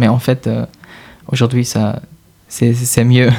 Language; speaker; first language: French; non-native, fluent; German